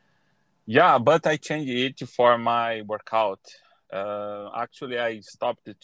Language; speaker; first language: English; non-native, learner; Portuguese